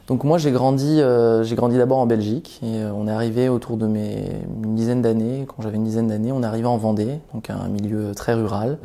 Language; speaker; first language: French; early bilingual, other home language; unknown